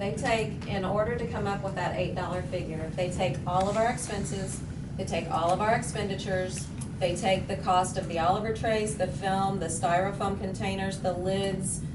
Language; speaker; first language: English; native; English